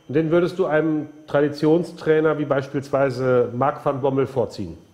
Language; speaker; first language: German; native; German